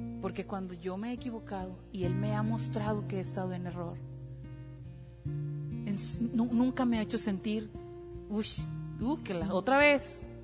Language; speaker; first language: Spanish; native; Spanish